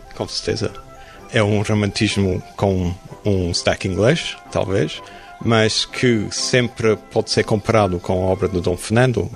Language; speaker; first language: Portuguese; non-native, fluent; English